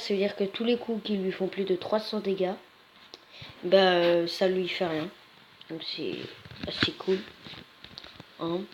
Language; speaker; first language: French; native; French